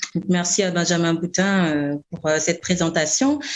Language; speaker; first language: French; non-native, local second language; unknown